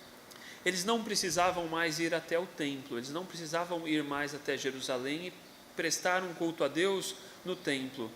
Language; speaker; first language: Portuguese; native; Portuguese